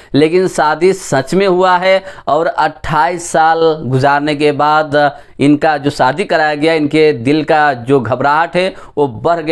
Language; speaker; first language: Hindi; native; Hindi